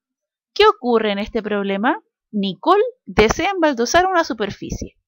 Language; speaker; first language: Spanish; native; Spanish